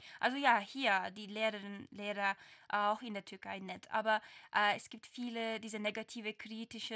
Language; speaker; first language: German; non-native, learner; Turkish